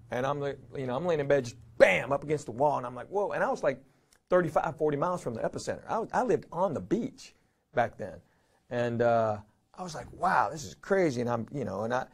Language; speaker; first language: English; native; English